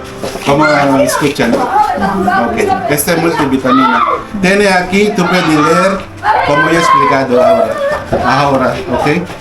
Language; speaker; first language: Spanish; non-native, learner; Filipino